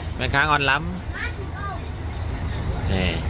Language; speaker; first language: Vietnamese; non-native, learner; Thai